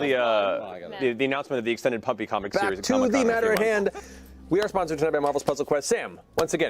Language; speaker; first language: English; native; English